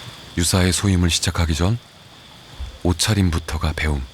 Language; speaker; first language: Korean; native; Korean